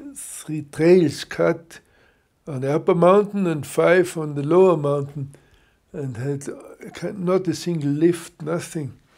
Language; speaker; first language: English; non-native, fluent; German